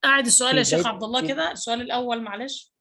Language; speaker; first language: Arabic; native; Arabic